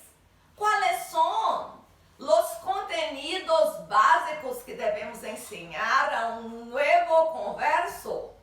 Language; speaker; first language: Spanish; non-native, learner; Portuguese